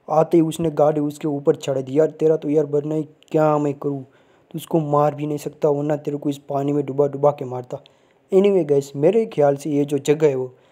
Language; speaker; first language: Hindi; non-native, local second language; Gujarati